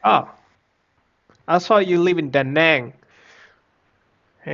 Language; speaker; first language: English; non-native, fluent; Vietnamese